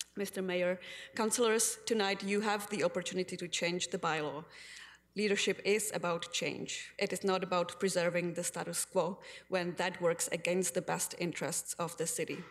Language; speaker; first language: English; non-native, fluent; Czech